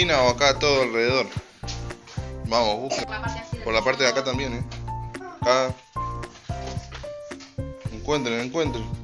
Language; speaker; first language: Spanish; native; Spanish